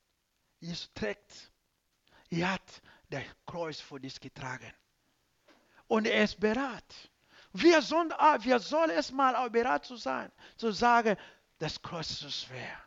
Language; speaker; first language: German; non-native, learner; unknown